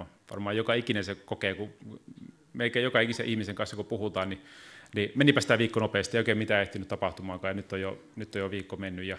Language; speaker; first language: Finnish; native; Finnish